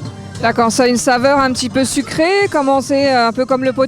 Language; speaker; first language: French; native; French